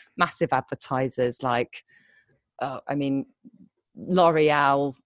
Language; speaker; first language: English; native; English